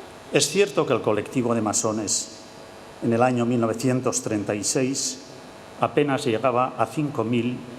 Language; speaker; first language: Spanish; native; Spanish